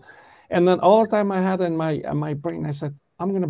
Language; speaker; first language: English; non-native, learner; Albanian